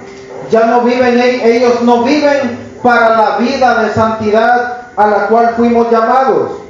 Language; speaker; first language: Spanish; native; Spanish